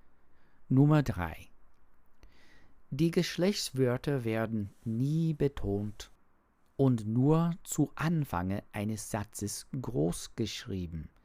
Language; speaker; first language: German; non-native, learner; English